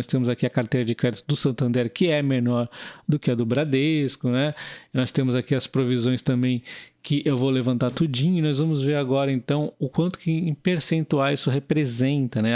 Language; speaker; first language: Portuguese; native; Portuguese